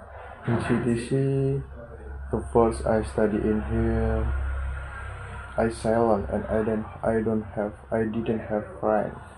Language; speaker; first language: English; non-native, learner; Indonesian